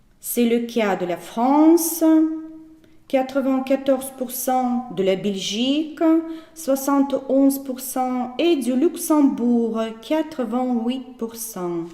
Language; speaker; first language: French; non-native, fluent; Russian